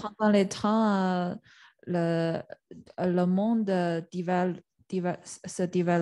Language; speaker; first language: French; non-native, learner; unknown